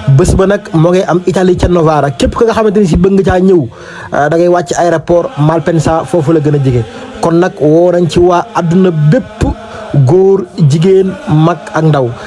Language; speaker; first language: Wolof; native; Wolof